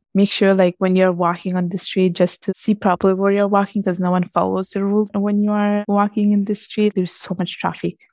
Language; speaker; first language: English; early bilingual, heritage; Italian